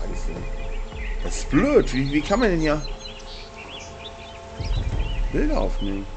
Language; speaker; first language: German; native; German